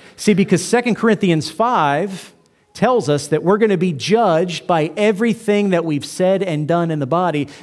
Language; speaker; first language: English; native; English